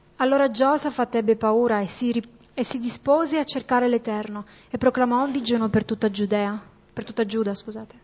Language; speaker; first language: Italian; native; Italian